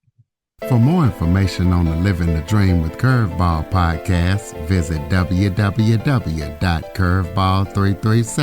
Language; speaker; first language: English; native; English